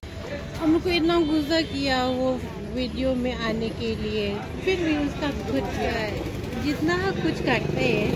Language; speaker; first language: Hindi; non-native, local second language; Assamese